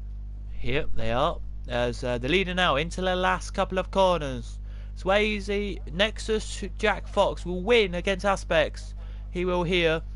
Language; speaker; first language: English; native; English